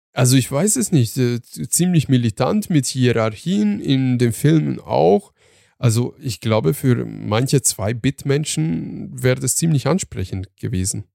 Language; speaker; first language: German; early bilingual, other home language; Turkish